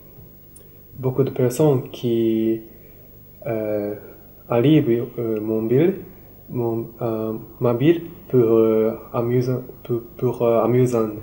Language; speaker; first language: French; non-native, learner; Japanese